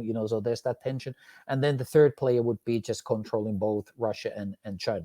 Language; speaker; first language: English; non-native, fluent; Finnish